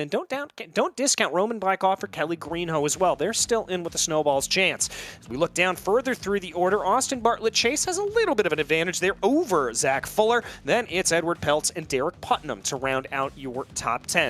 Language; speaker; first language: English; native; English